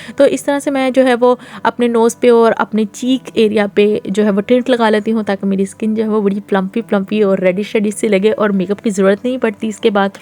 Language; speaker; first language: Urdu; native; Urdu